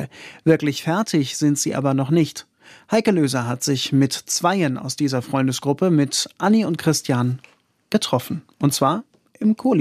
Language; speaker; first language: German; native; German